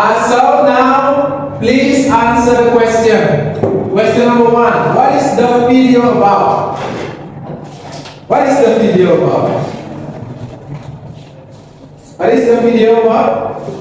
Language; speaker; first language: English; non-native, learner; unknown